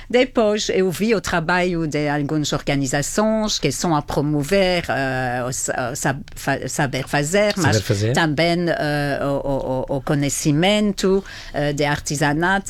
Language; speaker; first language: Portuguese; non-native, fluent; French